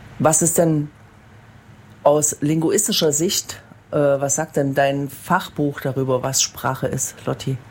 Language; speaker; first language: German; native; German